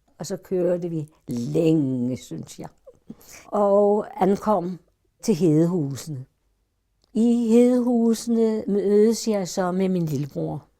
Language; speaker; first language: Danish; early bilingual, other home language; German